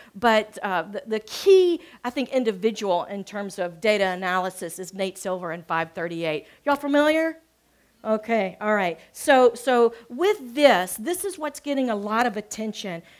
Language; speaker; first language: English; native; English